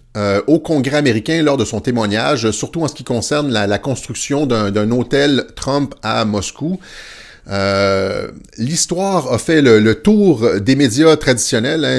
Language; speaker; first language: French; native; French